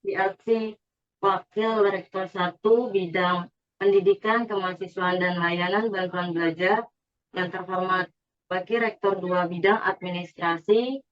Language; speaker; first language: Indonesian; native; Indonesian